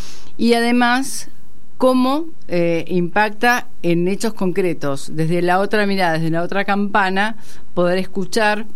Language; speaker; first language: Spanish; native; Spanish